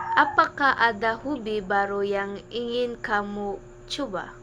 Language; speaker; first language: Indonesian; non-native, learner; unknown